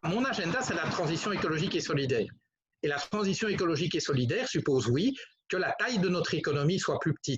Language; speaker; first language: French; native; French